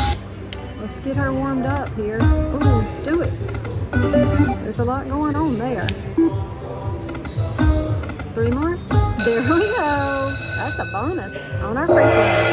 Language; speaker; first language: English; native; English